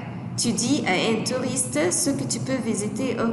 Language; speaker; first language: French; non-native, fluent; Arabic